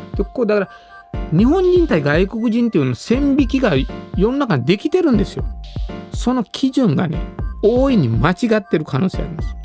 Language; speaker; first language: Japanese; non-native, fluent; Sinhala